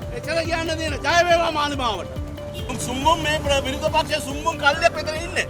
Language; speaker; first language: Sinhala; non-native, local second language; Tamil